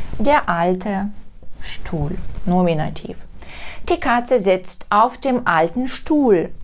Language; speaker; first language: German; non-native, fluent; Ukrainian